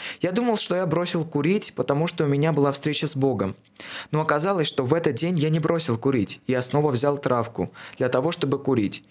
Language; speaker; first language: Russian; non-native, local second language; Armenian